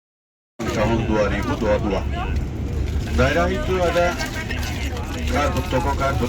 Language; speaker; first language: Indonesian; non-native, fluent; Turkish